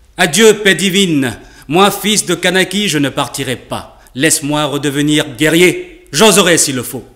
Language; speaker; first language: French; native; French